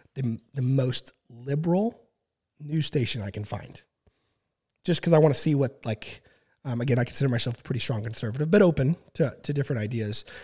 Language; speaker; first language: English; native; English